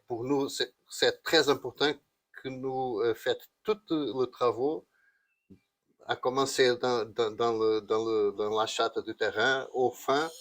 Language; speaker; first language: French; non-native, learner; Portuguese